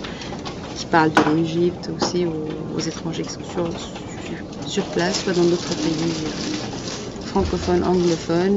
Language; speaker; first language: French; non-native, fluent; Arabic